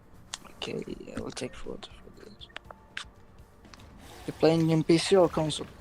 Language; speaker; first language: English; non-native, learner; Hindi